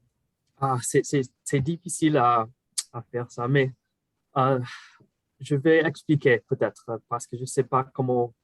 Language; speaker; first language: French; non-native, fluent; English